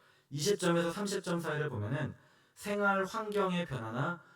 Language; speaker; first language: Korean; native; Korean